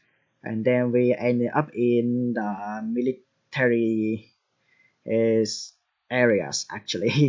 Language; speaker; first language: English; non-native, fluent; Vietnamese